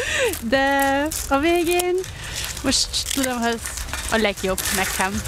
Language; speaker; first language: Hungarian; non-native, learner; German